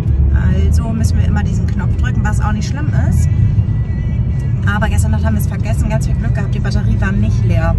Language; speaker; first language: German; native; German